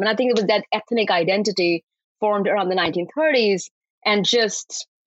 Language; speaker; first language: English; non-native, local second language; Bangla